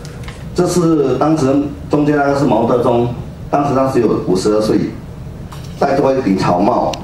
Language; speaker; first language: Chinese; native; Chinese